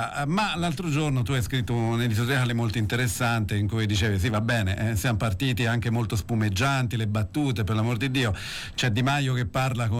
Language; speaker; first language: Italian; native; Italian